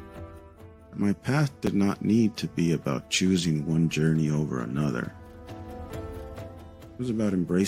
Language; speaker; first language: English; early bilingual, other home language; Spanish